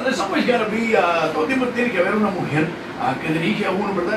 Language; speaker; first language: Spanish; early bilingual, heritage; Spanish